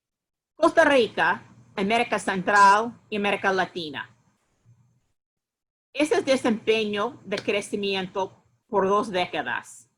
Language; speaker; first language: Spanish; non-native, fluent; English